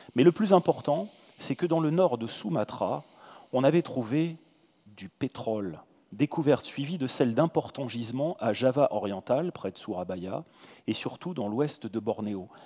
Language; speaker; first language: French; native; French